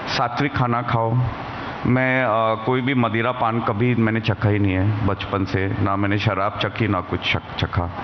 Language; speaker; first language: Hindi; native; Hindi